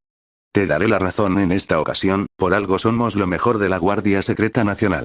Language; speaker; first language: Spanish; native; Spanish